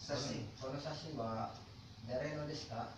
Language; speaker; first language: Japanese; non-native, learner; Indonesian